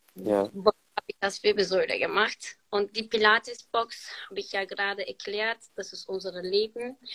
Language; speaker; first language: German; non-native, learner; Turkish